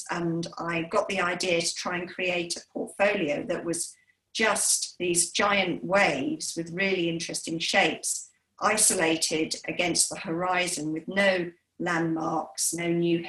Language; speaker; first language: English; native; English